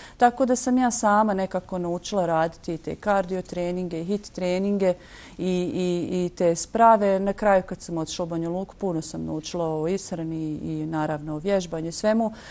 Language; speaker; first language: Croatian; native; Croatian